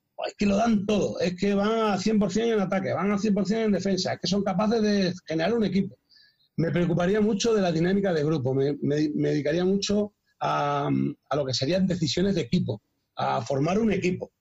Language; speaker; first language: Spanish; native; Spanish